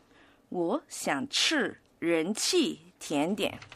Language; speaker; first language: Chinese; non-native, local second language; Cantonese